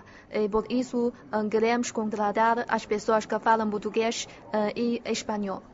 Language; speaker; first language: Portuguese; non-native, fluent; Chinese